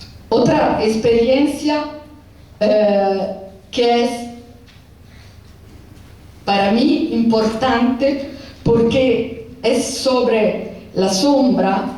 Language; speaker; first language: Spanish; non-native, fluent; Italian